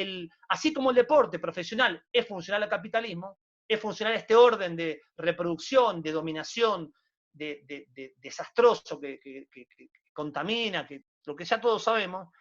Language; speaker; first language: Spanish; native; Spanish